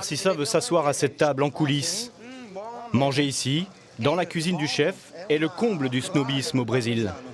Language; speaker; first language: French; native; French